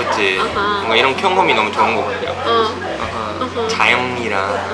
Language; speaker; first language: Korean; non-native, fluent; Japanese